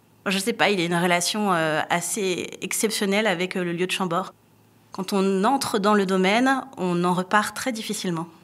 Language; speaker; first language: French; native; French